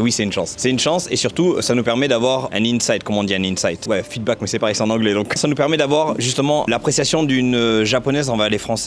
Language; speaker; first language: French; native; French